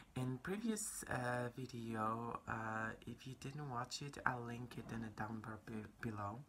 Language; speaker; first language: English; non-native, fluent; Polish